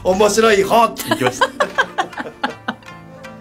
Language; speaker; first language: Japanese; native; Japanese